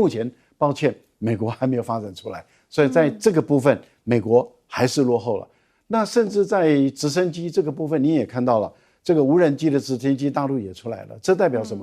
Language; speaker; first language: Chinese; native; Chinese